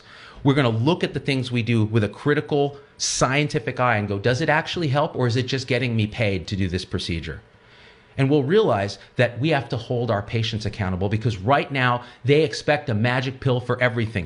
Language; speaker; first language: English; native; English